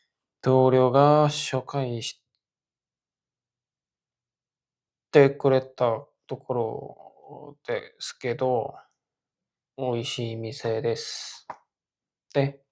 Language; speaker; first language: Japanese; non-native, learner; Korean